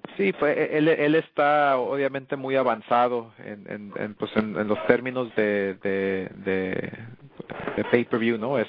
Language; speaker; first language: Spanish; early bilingual, heritage; Spanish